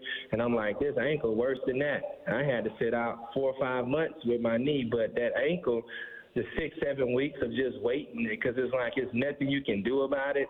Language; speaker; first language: English; native; English